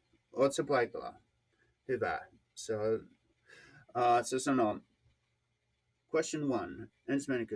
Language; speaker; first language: Finnish; non-native, fluent; English